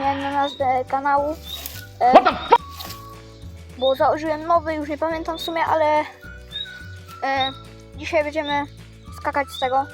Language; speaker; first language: Polish; native; Polish